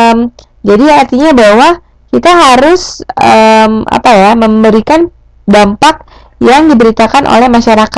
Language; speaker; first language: Indonesian; native; Indonesian